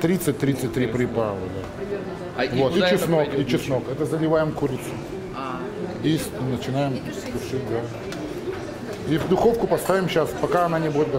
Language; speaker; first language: Russian; native; Russian